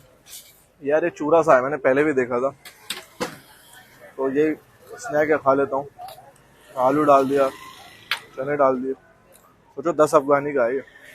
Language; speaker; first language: Hindi; native; Hindi